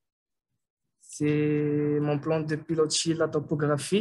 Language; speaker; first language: French; non-native, local second language; Arabic